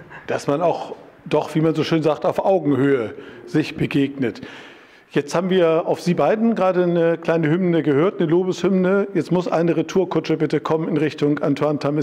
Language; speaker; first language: German; native; German